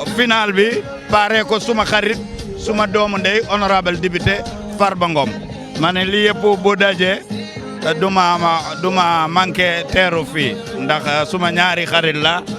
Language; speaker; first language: Wolof; non-native, local second language; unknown